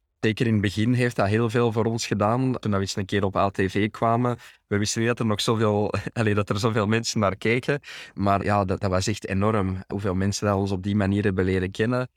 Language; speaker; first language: Dutch; native; Dutch